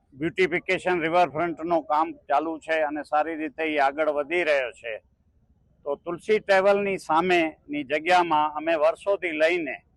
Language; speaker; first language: Gujarati; non-native, local second language; Sindhi